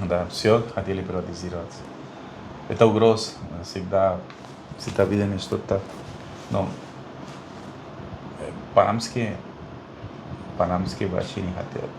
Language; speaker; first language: Russian; non-native, fluent; Spanish